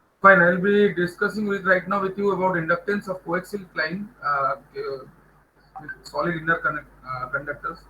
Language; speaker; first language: English; non-native, local second language; Bangla